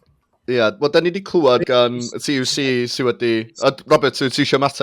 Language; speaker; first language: Welsh; native; Welsh